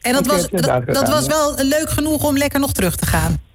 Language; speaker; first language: Dutch; native; Dutch